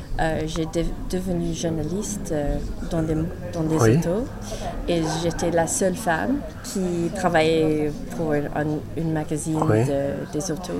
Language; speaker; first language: French; non-native, learner; English